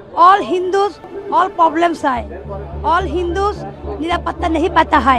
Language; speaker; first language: Hindi; non-native, learner; Bangla